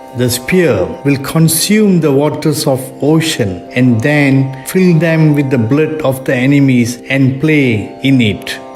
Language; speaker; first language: English; non-native, local second language; Tamil